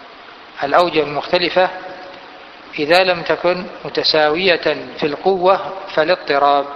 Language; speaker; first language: Arabic; native; Arabic